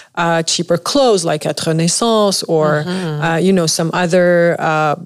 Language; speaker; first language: English; non-native, fluent; Arabic